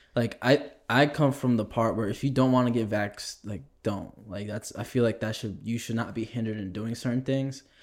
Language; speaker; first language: English; native; English